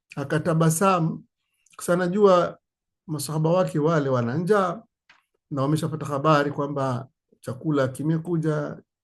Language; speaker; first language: Swahili; native; Swahili